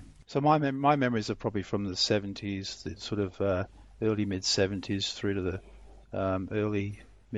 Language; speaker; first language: English; native; English